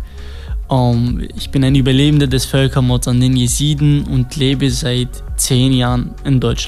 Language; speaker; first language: German; non-native, fluent; Kurdish